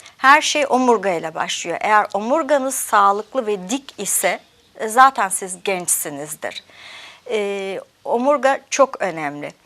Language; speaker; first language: Turkish; early bilingual, heritage; Turkish